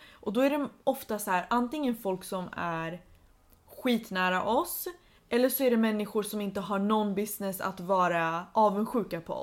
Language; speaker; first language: Swedish; native; Swedish